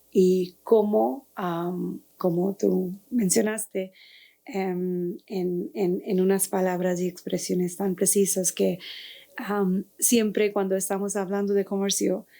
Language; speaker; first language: Spanish; non-native, fluent; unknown